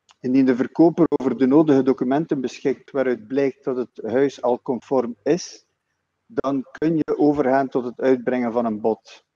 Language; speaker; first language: Dutch; native; Dutch